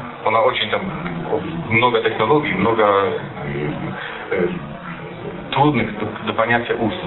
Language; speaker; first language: Russian; non-native, fluent; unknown